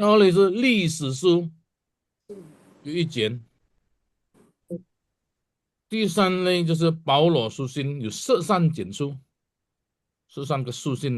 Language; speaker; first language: Chinese; non-native, fluent; Indonesian